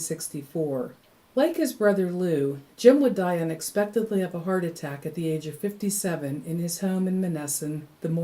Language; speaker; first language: English; native; English